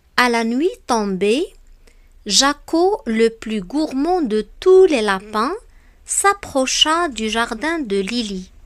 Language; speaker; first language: French; non-native, local second language; Arabic